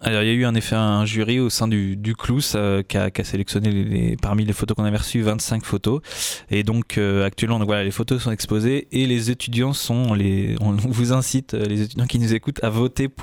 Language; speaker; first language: French; native; French